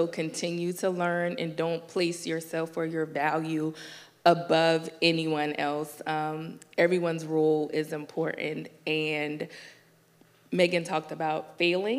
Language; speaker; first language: English; native; English